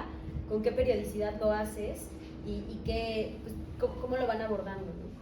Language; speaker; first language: Spanish; native; Spanish